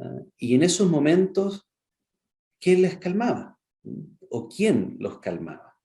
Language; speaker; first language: Spanish; native; Spanish